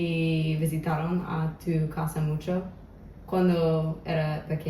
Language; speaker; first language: Spanish; non-native, local second language; English